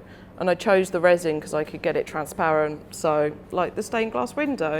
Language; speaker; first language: English; native; English